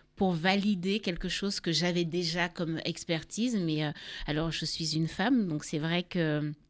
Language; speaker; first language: French; native; French